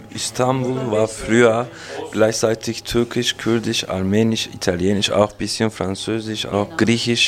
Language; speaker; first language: German; non-native, fluent; Turkish